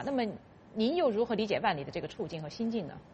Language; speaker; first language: Chinese; native; Chinese